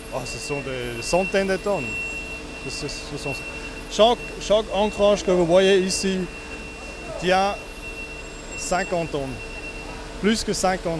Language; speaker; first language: French; non-native, local second language; Italian